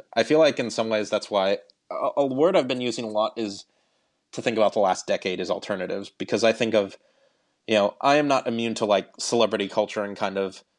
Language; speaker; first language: English; native; English